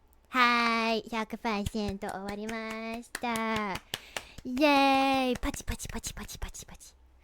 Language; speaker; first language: Japanese; non-native, learner; English